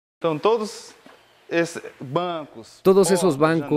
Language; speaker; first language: Spanish; non-native, learner; Portuguese